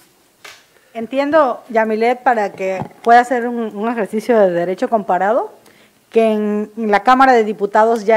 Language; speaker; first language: Spanish; native; Spanish